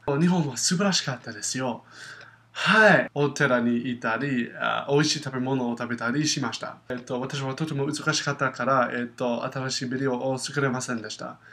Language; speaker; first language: Japanese; non-native, learner; English